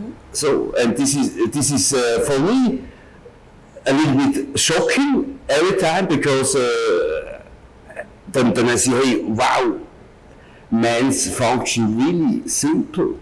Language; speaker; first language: English; non-native, learner; German